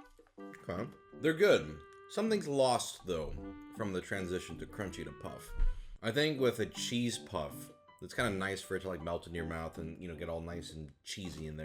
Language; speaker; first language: English; native; English